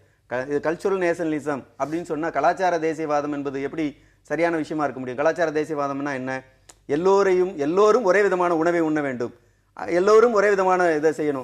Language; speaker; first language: Tamil; native; Tamil